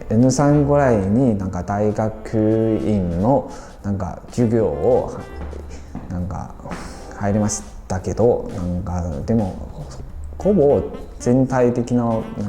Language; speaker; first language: Japanese; non-native, fluent; Chinese